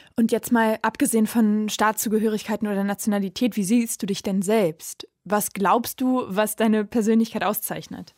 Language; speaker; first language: German; native; German